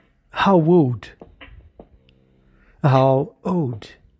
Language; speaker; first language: English; non-native, learner; Portuguese